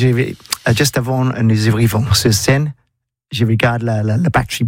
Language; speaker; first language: French; non-native, learner; English